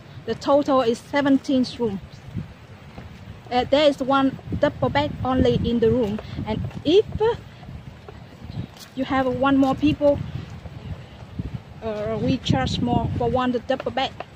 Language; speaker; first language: English; non-native, learner; Vietnamese